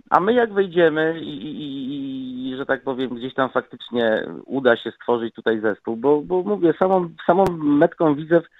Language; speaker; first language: Polish; native; Polish